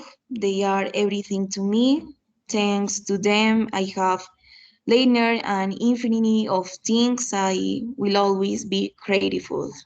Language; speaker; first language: English; non-native, learner; Spanish